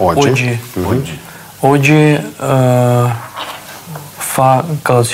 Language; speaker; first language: Italian; non-native, learner; Russian